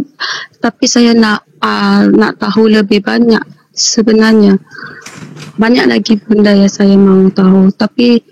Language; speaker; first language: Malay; non-native, local second language; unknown